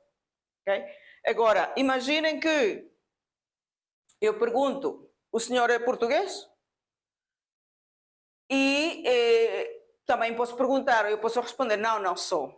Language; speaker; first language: Portuguese; non-native, fluent; Spanish